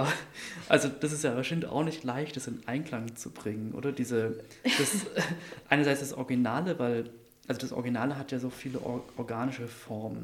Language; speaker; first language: German; native; German